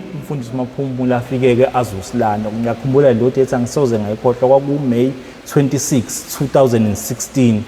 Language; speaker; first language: Zulu; native; Zulu